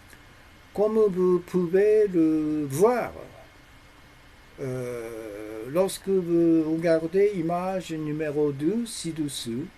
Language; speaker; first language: French; non-native, learner; Japanese